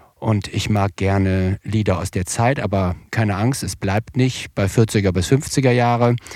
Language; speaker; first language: German; native; German